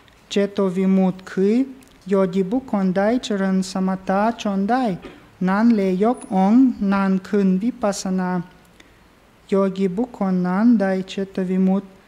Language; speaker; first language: Thai; non-native, fluent; English